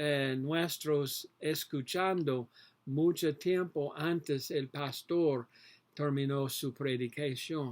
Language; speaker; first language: Spanish; non-native, learner; English